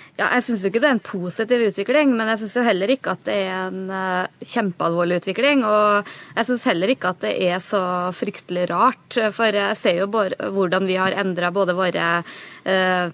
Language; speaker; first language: Norwegian; native; Norwegian